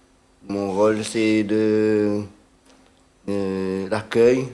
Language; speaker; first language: French; non-native, local second language; Réunion Creole French